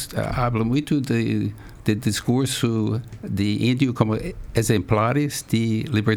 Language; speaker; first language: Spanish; non-native, learner; English